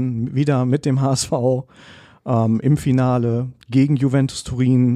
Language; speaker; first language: German; native; German